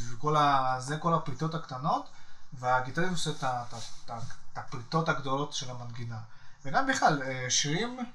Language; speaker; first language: Hebrew; native; Hebrew